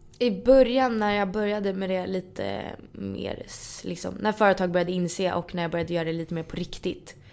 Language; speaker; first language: Swedish; native; Swedish